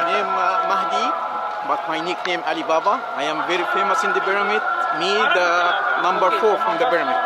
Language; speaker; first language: English; non-native, learner; Arabic